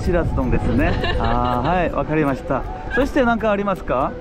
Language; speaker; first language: Japanese; non-native, learner; Korean